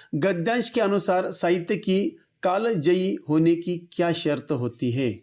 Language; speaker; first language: Hindi; non-native, local second language; Marathi